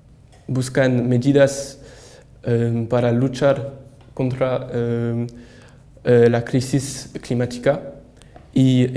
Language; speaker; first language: Spanish; non-native, learner; French